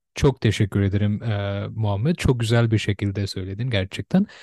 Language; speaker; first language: Turkish; non-native, fluent; Bangla